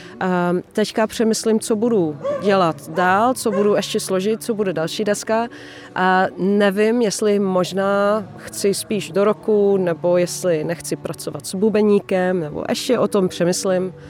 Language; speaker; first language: Czech; non-native, fluent; Dutch